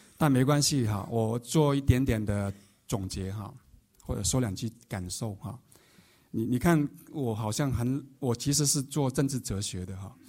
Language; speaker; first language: Chinese; non-native, local second language; Cantonese